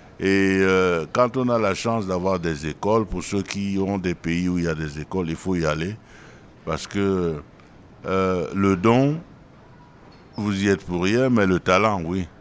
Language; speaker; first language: French; non-native, local second language; Duala